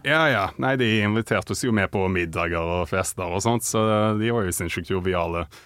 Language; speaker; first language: Norwegian; early bilingual, other home language; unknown